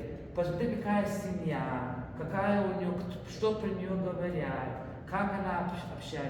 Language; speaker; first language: Russian; early bilingual, heritage; Russian